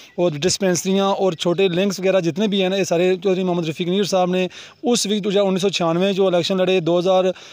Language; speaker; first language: Punjabi; non-native, local second language; Gujari